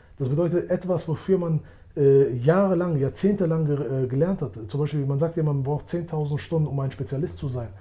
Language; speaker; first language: German; early bilingual, other home language; Albanian